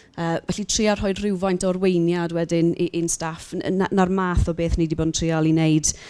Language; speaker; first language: Welsh; native; Welsh